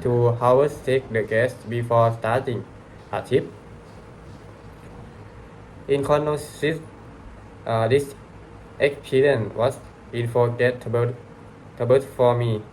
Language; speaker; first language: English; non-native, learner; Thai